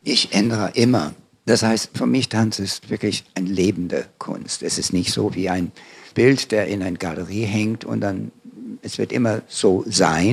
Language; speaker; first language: German; non-native, fluent; English